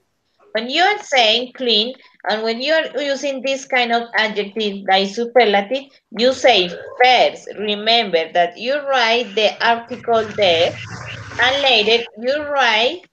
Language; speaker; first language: English; non-native, learner; Spanish